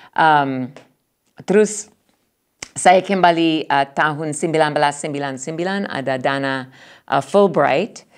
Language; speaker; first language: Indonesian; non-native, learner; English